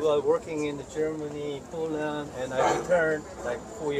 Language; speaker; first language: English; non-native, local second language; Korean